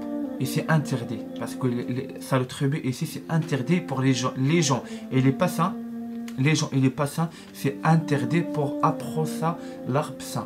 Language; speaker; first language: French; non-native, learner; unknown